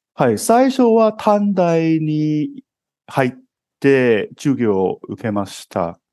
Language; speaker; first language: Japanese; non-native, fluent; Cantonese